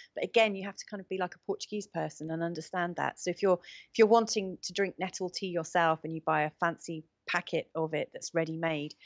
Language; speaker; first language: English; native; English